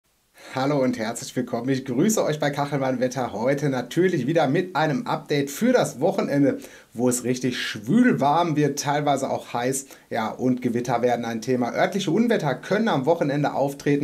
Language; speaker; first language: German; native; German